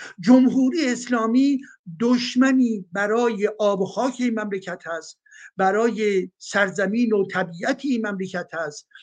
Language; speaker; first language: Persian; native; Persian